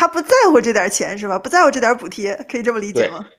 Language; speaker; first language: Chinese; native; Chinese